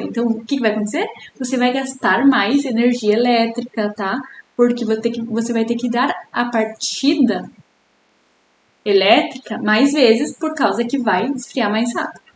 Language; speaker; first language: Portuguese; native; Portuguese